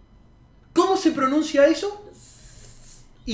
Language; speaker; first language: Spanish; native; Spanish